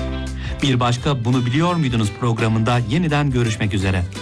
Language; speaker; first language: Turkish; native; Turkish